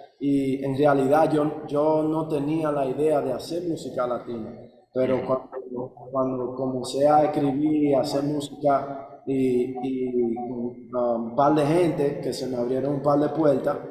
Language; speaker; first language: Spanish; early bilingual, heritage; Spanish